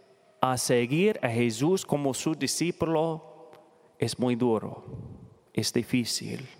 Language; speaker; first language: Spanish; non-native, learner; English